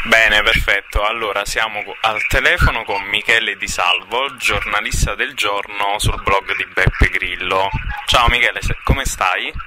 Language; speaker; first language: Italian; native; Italian